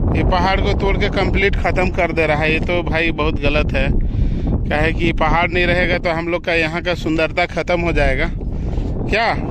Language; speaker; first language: Hindi; native; Hindi